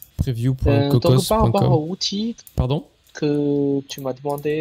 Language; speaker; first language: French; non-native, learner; Chinese